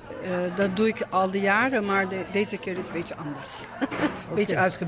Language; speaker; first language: Dutch; non-native, local second language; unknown